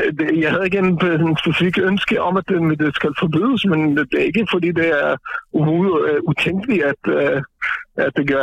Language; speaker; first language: Danish; non-native, fluent; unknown